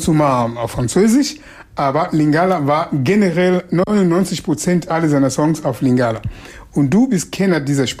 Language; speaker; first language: German; non-native, fluent; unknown